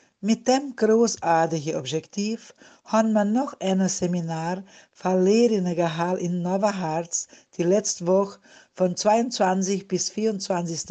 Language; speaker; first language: German; early bilingual, heritage; German